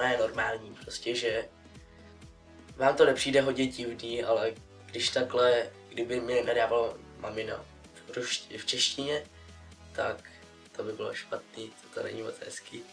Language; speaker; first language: Czech; early bilingual, other home language; Russian